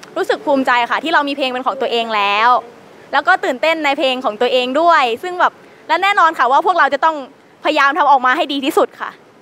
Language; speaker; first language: Thai; native; Thai